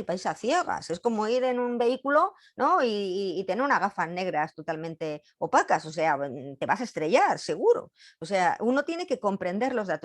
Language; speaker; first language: Spanish; native; Spanish